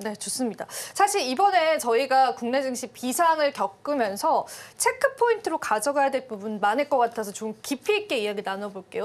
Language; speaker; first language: Korean; native; Korean